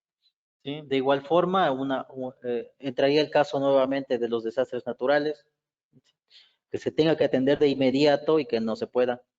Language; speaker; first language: Spanish; native; Spanish